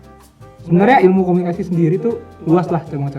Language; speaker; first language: Indonesian; native; Indonesian